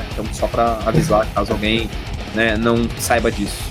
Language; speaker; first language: Portuguese; native; Portuguese